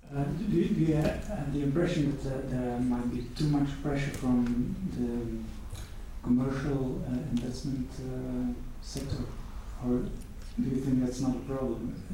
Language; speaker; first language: English; non-native, fluent; Dutch